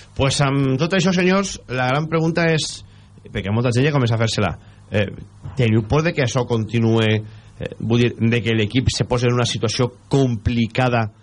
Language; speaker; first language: Catalan; native; Catalan